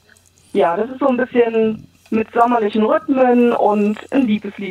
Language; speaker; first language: German; native; German